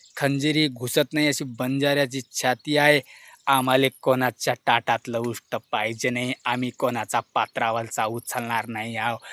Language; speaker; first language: Marathi; non-native, local second language; Lambadi